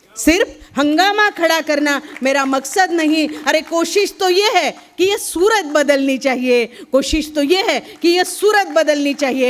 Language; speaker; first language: Hindi; non-native, local second language; Marathi